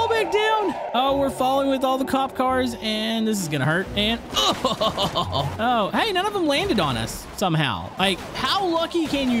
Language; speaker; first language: English; native; English